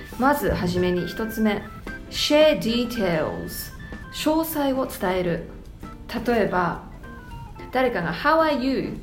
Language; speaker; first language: Japanese; early bilingual, heritage; Japanese